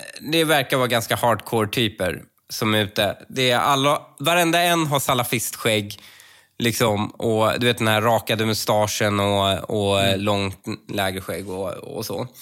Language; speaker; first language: Swedish; early bilingual, other home language; Persian